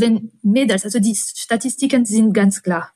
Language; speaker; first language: German; non-native, fluent; French